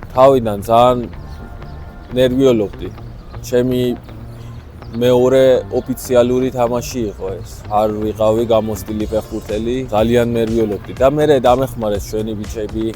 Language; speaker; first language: Georgian; native; Georgian